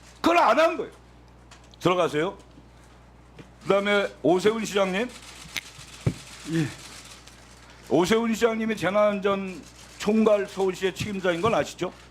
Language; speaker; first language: Korean; native; Korean